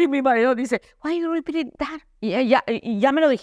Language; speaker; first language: Spanish; early bilingual, other home language; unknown